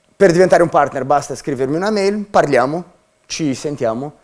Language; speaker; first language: Italian; non-native, fluent; Portuguese